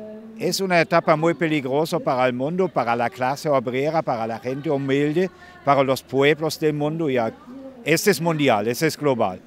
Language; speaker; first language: Spanish; non-native, fluent; German